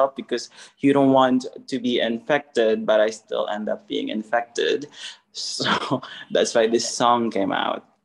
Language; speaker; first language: English; non-native, local second language; Filipino